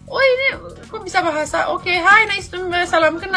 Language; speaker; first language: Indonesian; non-native, fluent; Romanian